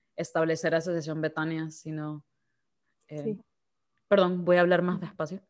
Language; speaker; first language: Spanish; native; Spanish